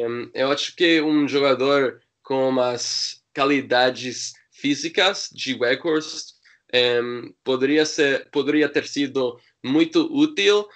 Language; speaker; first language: Portuguese; non-native, learner; English